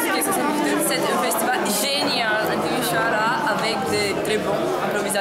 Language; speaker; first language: French; non-native, fluent; Romanian